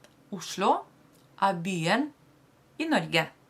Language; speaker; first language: Norwegian; non-native, fluent; Spanish